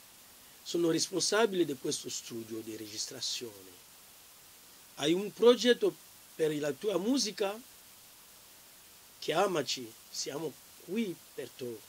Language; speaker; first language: Italian; non-native, learner; Lingala